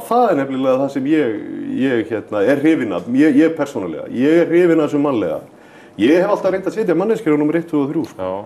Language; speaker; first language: Icelandic; native; Icelandic